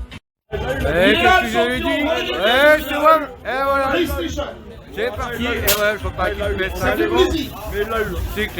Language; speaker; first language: French; native; French